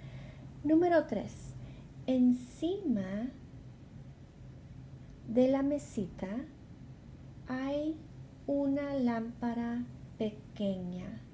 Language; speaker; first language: Spanish; non-native, fluent; English